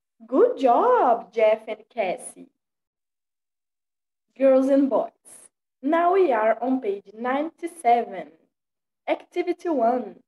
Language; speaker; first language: English; non-native, fluent; Portuguese